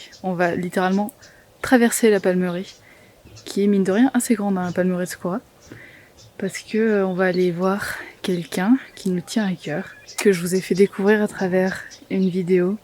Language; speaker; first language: French; native; French